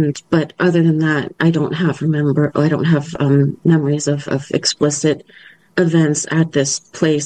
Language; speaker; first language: English; native; English